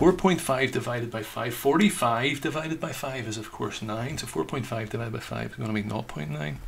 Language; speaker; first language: English; native; English